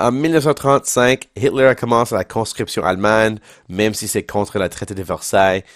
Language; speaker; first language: French; non-native, local second language; English